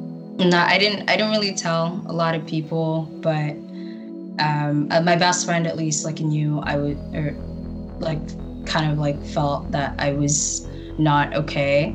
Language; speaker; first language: English; early bilingual, other home language; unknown